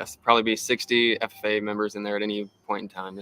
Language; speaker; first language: English; native; English